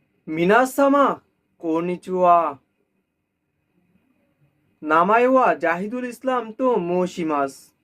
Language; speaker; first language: Japanese; non-native, learner; Bangla